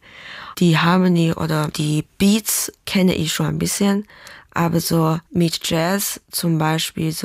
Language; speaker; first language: German; non-native, fluent; Chinese